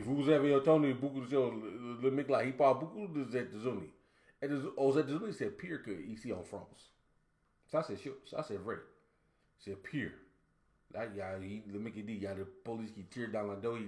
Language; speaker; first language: French; non-native, learner; English